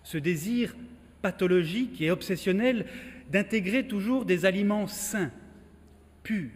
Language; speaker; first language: French; native; French